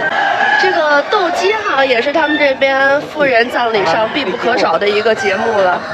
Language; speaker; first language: Chinese; native; Chinese